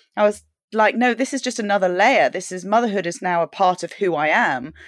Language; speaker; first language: English; native; English